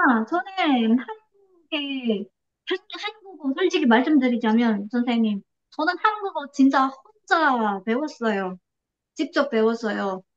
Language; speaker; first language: Korean; non-native, learner; Indonesian